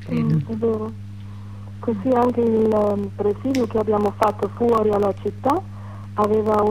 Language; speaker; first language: Italian; non-native, fluent; German